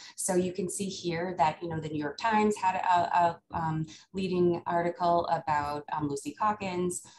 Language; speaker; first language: English; native; English